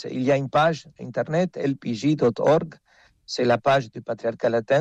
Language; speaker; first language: French; non-native, fluent; Spanish